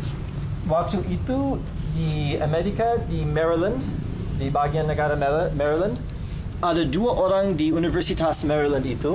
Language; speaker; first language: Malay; non-native, fluent; English